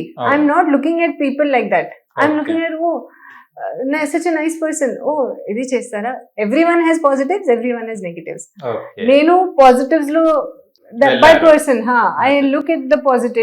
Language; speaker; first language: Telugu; non-native, learner; Hindi